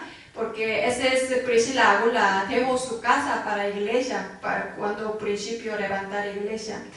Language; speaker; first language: Spanish; non-native, learner; Korean